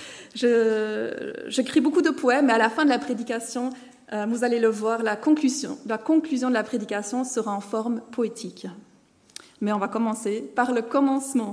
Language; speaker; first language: French; non-native, fluent; German